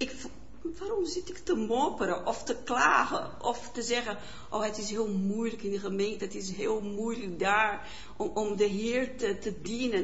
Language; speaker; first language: Dutch; non-native, fluent; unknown